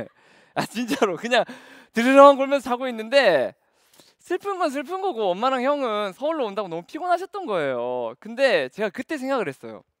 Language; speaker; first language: Korean; native; Korean